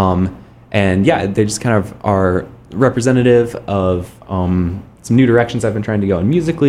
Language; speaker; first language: English; native; English